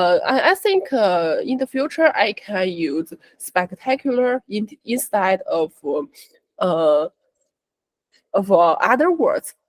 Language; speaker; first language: English; non-native, learner; Chinese